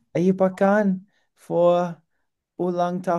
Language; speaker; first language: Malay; non-native, learner; English